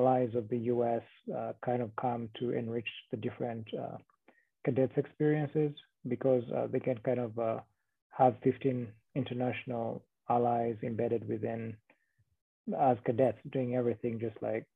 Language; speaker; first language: English; non-native, local second language; Kinyarwanda